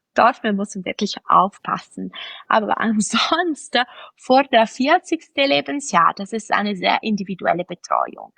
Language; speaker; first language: German; non-native, fluent; Italian